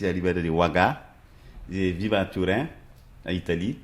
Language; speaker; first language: French; non-native, local second language; Mossi